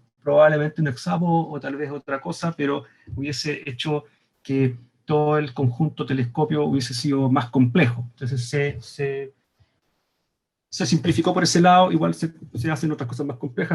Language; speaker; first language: Spanish; native; Spanish